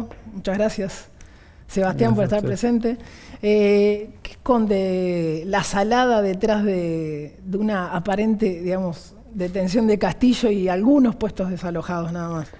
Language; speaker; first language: Spanish; native; Spanish